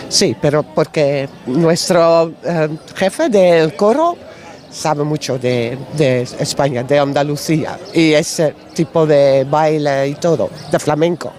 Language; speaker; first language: Spanish; non-native, learner; Dutch